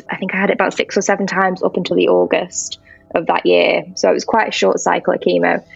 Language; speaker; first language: English; native; English